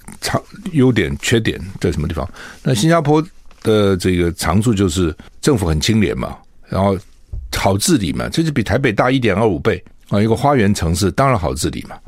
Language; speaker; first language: Chinese; native; Chinese